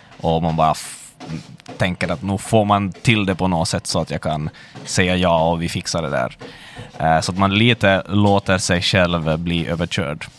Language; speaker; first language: Swedish; native; Swedish